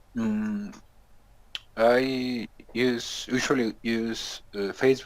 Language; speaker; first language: English; non-native, learner; Spanish